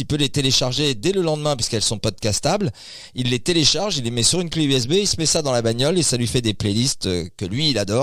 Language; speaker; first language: French; native; French